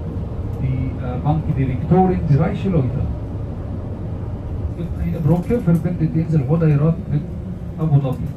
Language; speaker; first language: German; non-native, fluent; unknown